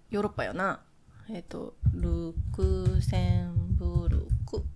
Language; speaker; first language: Japanese; native; Japanese